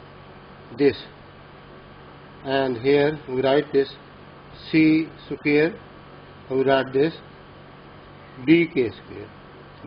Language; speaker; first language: English; non-native, local second language; Urdu